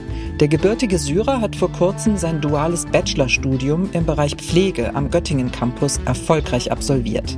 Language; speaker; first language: German; native; German